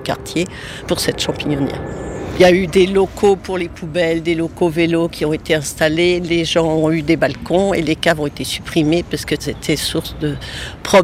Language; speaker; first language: French; native; French